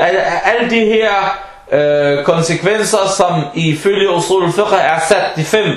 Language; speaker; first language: Danish; early bilingual, other home language; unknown